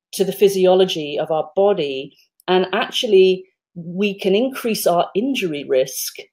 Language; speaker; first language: English; native; English